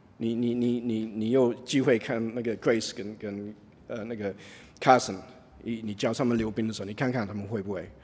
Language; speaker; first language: Chinese; non-native, fluent; English